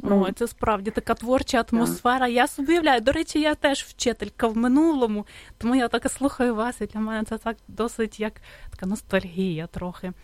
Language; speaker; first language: Ukrainian; native; Ukrainian